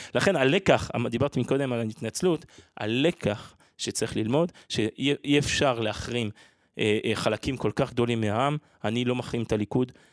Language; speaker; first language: Hebrew; non-native, fluent; French